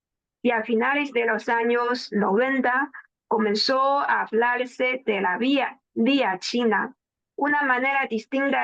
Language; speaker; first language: Spanish; non-native, fluent; Chinese